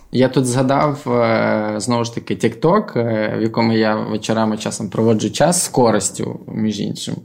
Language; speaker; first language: Ukrainian; non-native, local second language; Russian